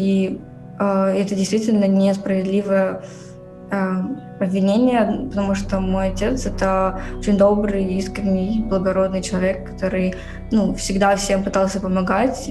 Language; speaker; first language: Russian; native; Russian